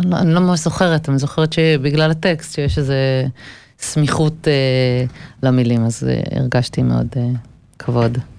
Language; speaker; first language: Hebrew; early bilingual, other home language; English